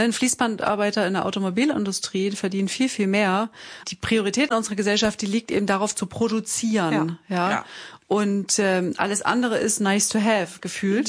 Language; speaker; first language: German; native; German